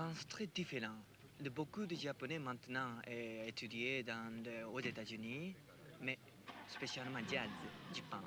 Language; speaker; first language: French; non-native, learner; Japanese